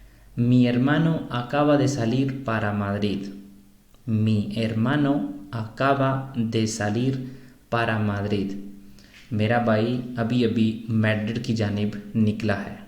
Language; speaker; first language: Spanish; non-native, fluent; Urdu